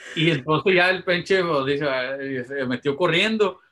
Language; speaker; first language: Spanish; early bilingual, heritage; Spanish